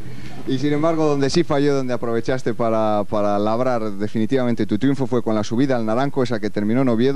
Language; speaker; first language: Spanish; native; Spanish